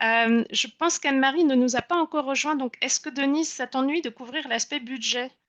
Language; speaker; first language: French; native; French